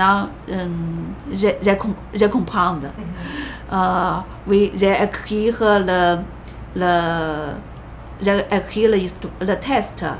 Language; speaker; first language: French; non-native, learner; Chinese